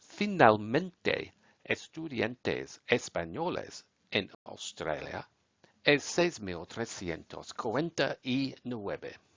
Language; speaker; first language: Spanish; non-native, learner; English